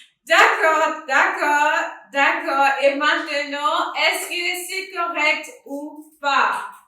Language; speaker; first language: French; non-native, fluent; English